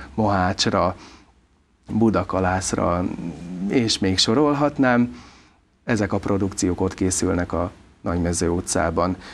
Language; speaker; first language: Hungarian; non-native, local second language; Serbian